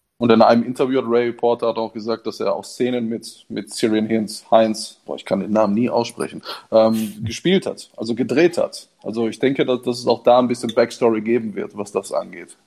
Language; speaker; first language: German; native; German